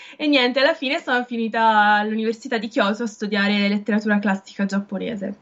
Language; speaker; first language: Italian; native; Italian